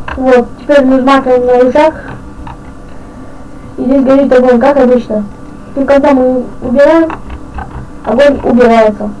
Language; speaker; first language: Russian; native; Russian